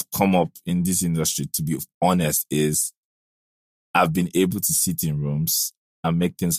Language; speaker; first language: English; non-native, local second language; Igbo